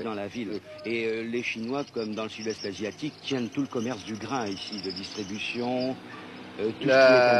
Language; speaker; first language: French; native; French